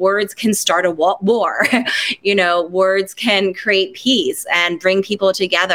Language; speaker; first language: English; non-native, local second language; Cantonese